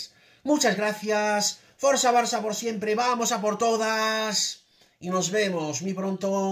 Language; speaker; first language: Spanish; native; Spanish